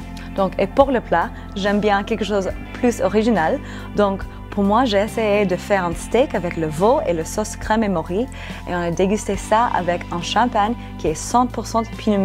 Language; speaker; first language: French; non-native, fluent; English